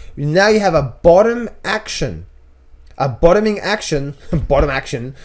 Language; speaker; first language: English; native; English